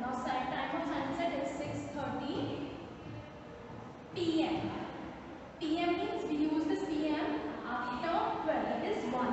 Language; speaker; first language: English; non-native, local second language; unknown